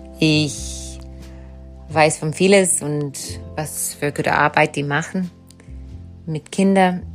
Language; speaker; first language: German; non-native, fluent; English